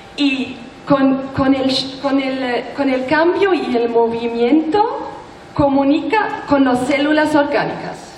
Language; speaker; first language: Spanish; non-native, learner; German